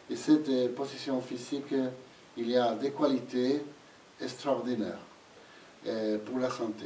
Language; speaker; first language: French; non-native, fluent; Spanish